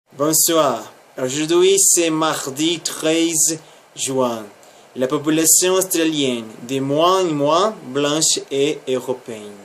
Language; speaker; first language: French; non-native, learner; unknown